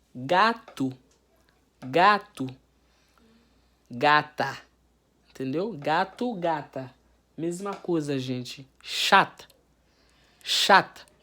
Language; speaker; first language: Portuguese; non-native, fluent; Haitian Creole